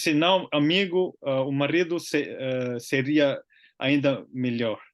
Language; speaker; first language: Portuguese; non-native, learner; Finnish